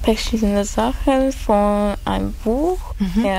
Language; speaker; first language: German; non-native, learner; Armenian